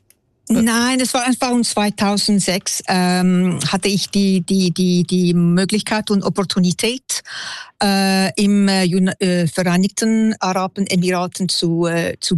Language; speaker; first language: German; non-native, local second language; French